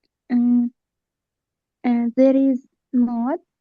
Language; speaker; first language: English; non-native, learner; Uzbek